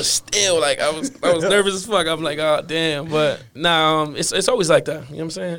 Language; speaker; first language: English; native; English